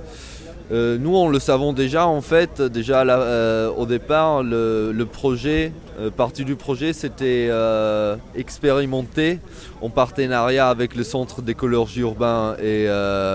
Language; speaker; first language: French; non-native, fluent; Italian